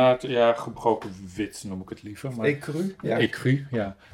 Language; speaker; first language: Dutch; native; Dutch